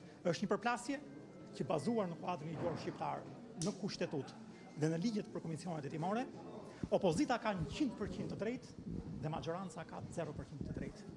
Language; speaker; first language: Albanian; native; Albanian